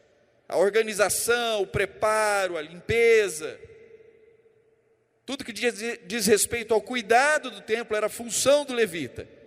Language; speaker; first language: Portuguese; native; Portuguese